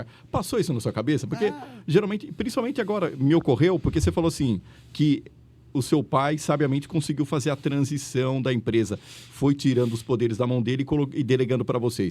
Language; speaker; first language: Portuguese; native; Portuguese